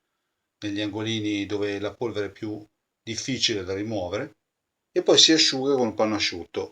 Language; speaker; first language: Italian; native; Italian